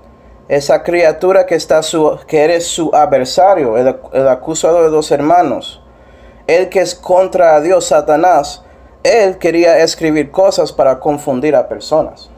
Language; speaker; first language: Spanish; non-native, fluent; English